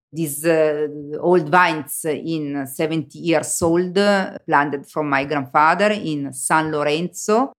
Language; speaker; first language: English; non-native, learner; Italian